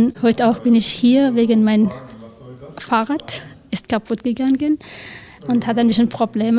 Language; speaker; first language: German; non-native, learner; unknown